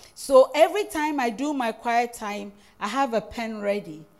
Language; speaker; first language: English; non-native, local second language; Akan